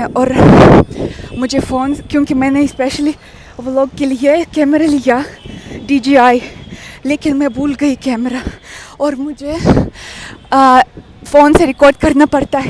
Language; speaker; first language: Hindi; non-native, learner; Russian